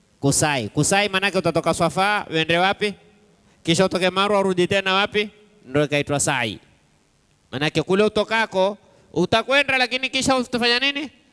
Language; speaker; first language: Swahili; native; Swahili